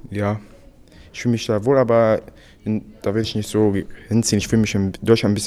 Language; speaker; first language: German; early bilingual, other home language; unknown